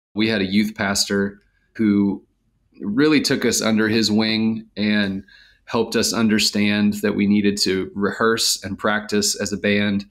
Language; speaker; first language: English; native; English